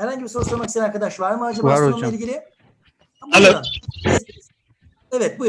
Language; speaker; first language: Turkish; native; Turkish